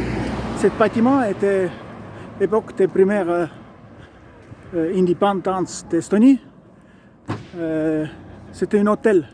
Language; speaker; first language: French; non-native, learner; Estonian